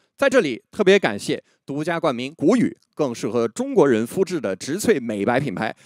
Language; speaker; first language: Chinese; non-native, fluent; French